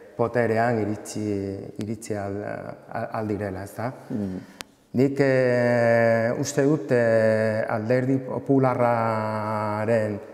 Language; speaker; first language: Basque; non-native, learner; Spanish